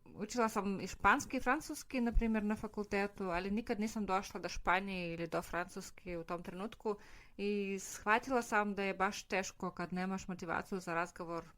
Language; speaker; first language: Bosnian; non-native, fluent; Russian